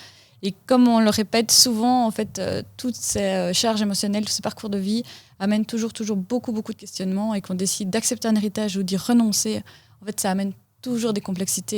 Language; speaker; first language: French; native; French